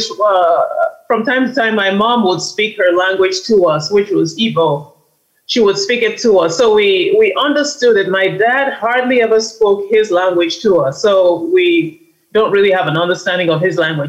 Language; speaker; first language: English; native; English